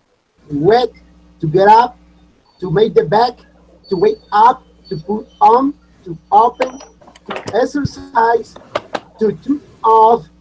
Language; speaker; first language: English; non-native, learner; Spanish